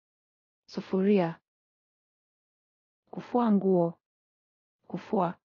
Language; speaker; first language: Swahili; non-native, learner; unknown